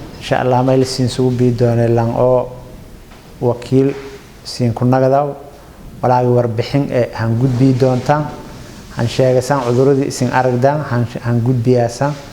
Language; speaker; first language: Somali; non-native, local second language; Maay